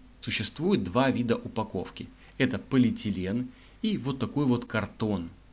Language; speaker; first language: Russian; native; Russian